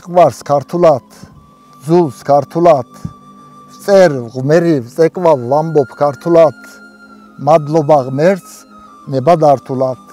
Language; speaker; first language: Georgian; early bilingual, heritage; Georgian